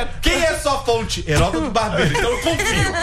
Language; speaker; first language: Portuguese; native; Portuguese